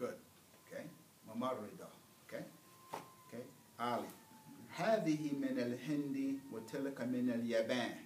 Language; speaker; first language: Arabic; non-native, fluent; English